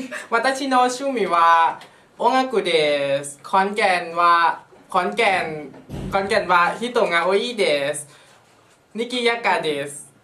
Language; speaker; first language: Japanese; non-native, learner; Thai